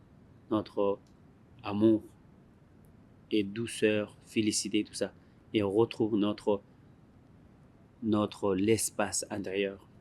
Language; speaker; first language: French; non-native, learner; Tibetan